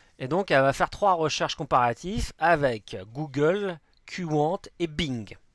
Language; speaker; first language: French; native; French